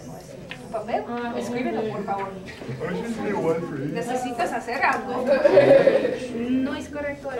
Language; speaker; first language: Spanish; non-native, learner; English